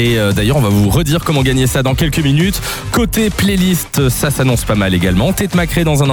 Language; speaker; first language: French; native; French